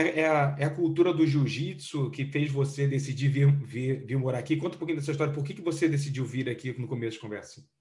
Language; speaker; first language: Portuguese; native; Portuguese